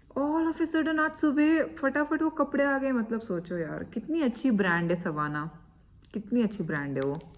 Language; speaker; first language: Hindi; non-native, local second language; Kannada